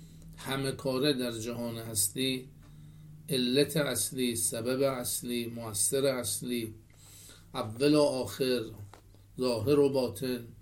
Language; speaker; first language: Persian; native; Persian